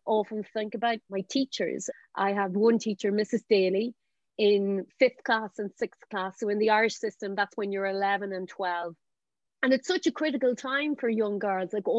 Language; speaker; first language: English; native; English